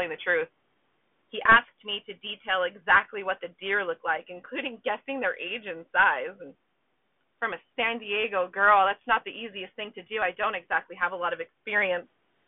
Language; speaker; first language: English; native; English